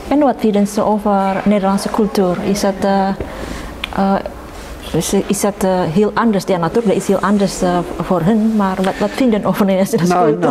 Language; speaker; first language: Dutch; non-native, learner; Indonesian